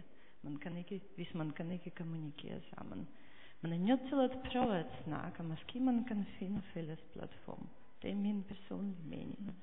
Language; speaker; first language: Danish; non-native, fluent; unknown